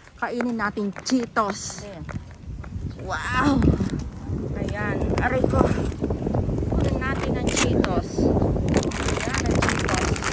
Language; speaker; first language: Filipino; native; Filipino